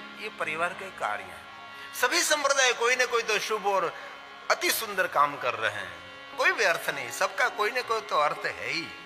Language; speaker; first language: Hindi; non-native, local second language; Gujarati